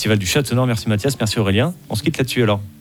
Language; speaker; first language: French; native; French